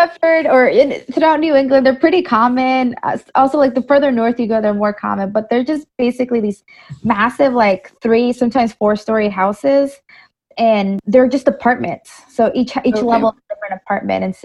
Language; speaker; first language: English; early bilingual, other home language; Spanish